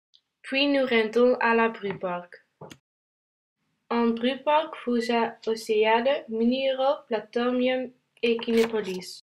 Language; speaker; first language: French; non-native, learner; Dutch